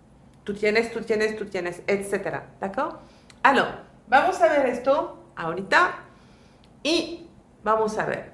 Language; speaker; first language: Spanish; non-native, fluent; French